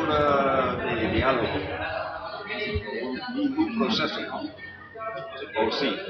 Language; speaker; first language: Spanish; non-native, fluent; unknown